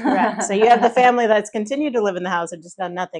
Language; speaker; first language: English; native; English